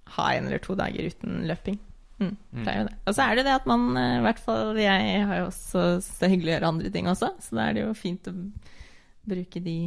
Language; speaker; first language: Norwegian; early bilingual, other home language; English